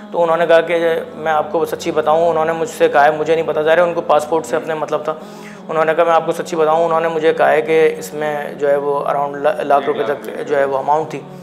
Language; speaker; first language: Urdu; native; Urdu